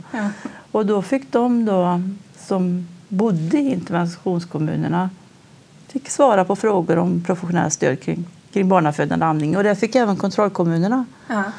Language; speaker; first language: Swedish; native; Swedish